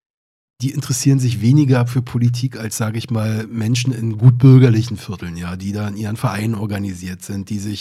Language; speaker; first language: German; native; German